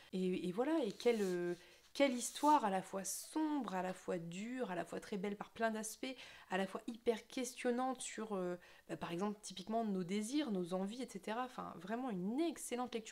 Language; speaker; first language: French; native; French